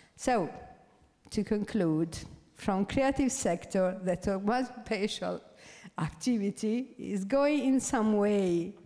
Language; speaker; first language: English; non-native, fluent; Italian